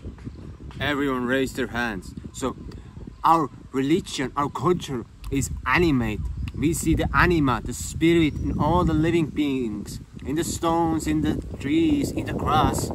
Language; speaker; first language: English; non-native, fluent; Estonian